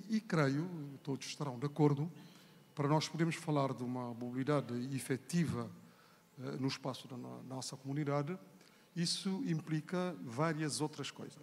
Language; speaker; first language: Portuguese; non-native, local second language; Kabuverdianu